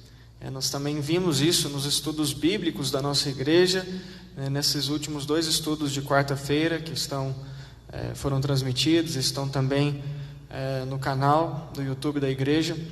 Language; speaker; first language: Portuguese; native; Portuguese